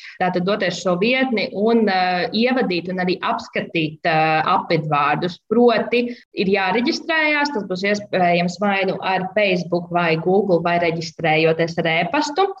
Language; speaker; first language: Latvian; native; Latvian